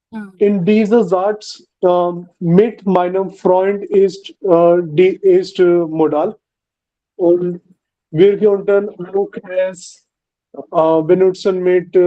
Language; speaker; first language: German; non-native, learner; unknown